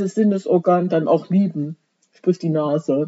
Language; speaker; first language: German; native; German